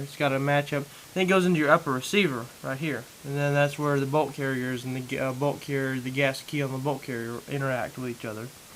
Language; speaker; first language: English; native; English